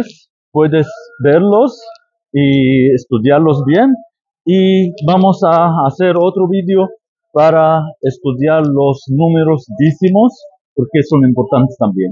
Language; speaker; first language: Spanish; non-native, fluent; Arabic